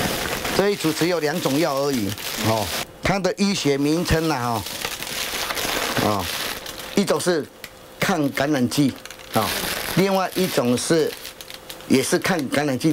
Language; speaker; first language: Chinese; non-native, local second language; Min Nan Chinese